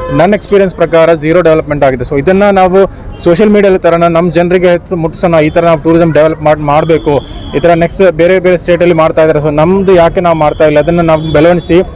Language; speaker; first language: Kannada; native; Kannada